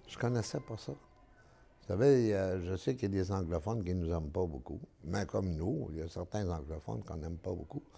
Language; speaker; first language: French; native; French